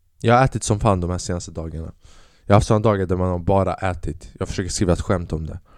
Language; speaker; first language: Swedish; early bilingual, other home language; Albanian